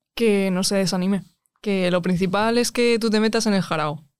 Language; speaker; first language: Spanish; native; Spanish